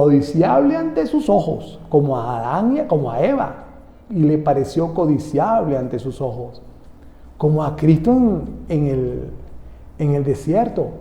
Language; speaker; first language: Spanish; native; Spanish